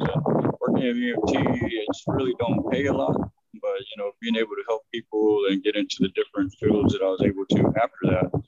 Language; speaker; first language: English; native; English